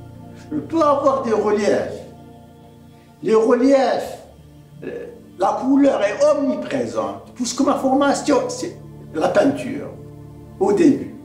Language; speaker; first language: French; non-native, local second language; Arabic